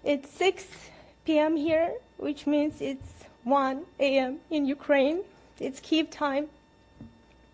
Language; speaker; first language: English; non-native, fluent; Ukrainian